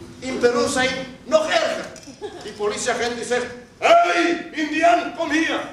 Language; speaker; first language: Dutch; non-native, fluent; Spanish